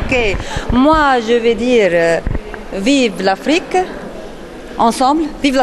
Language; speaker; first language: French; non-native, fluent; Arabic